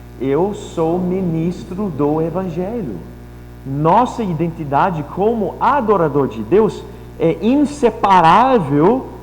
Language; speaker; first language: Portuguese; non-native, fluent; English